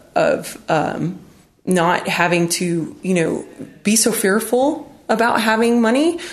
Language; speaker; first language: English; native; English